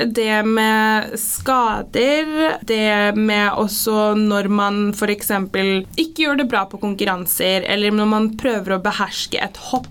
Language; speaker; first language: Norwegian; early bilingual, other home language; English